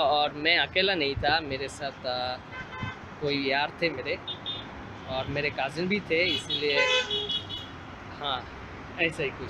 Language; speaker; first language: Hindi; non-native, learner; Bangla